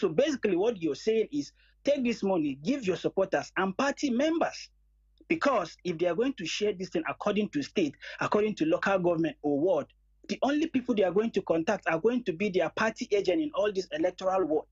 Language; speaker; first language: English; non-native, local second language; Hausa